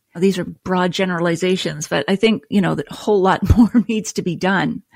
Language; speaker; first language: English; native; English